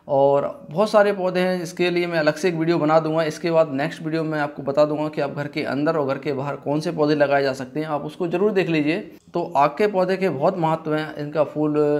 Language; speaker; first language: Hindi; native; Hindi